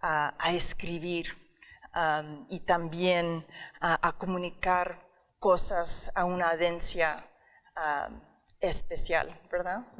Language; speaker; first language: Spanish; early bilingual, heritage; English